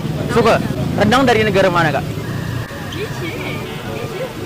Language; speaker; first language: Indonesian; non-native, fluent; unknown